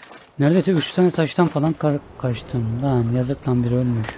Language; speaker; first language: Turkish; native; Turkish